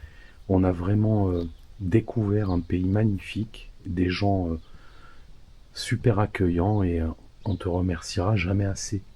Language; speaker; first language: French; native; French